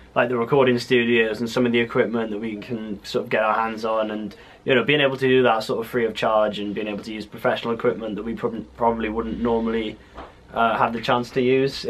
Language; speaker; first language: English; native; English